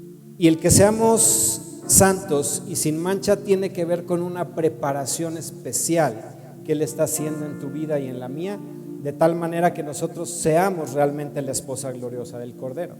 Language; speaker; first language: Spanish; native; Spanish